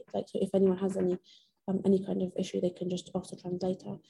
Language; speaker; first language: English; non-native, fluent; Persian